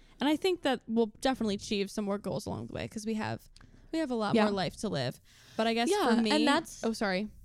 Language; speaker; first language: English; native; English